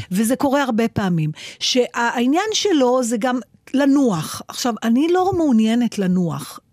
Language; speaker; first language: Hebrew; native; Hebrew